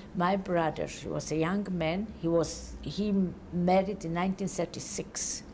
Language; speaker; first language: English; non-native, fluent; Polish